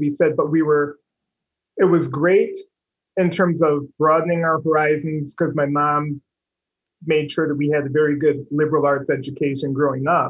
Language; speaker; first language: English; native; English